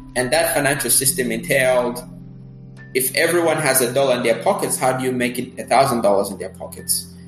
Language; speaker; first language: English; early bilingual, other home language; Kinyarwanda